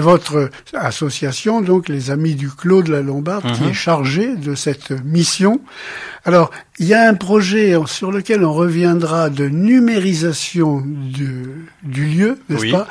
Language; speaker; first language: French; native; French